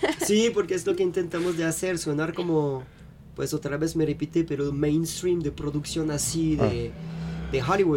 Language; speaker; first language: Spanish; non-native, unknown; French